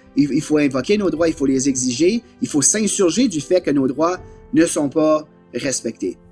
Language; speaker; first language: French; native; French